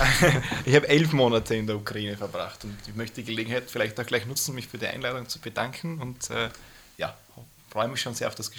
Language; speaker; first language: German; native; German